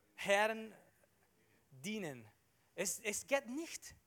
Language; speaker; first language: German; non-native, learner; Spanish